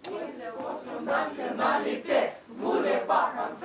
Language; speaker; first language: French; non-native, learner; Russian